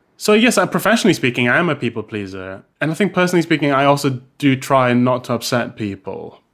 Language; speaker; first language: English; native; English